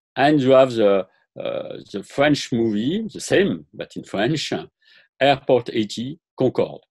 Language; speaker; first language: English; non-native, fluent; French